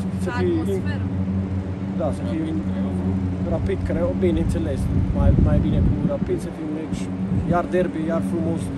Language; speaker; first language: Romanian; non-native, learner; Macedonian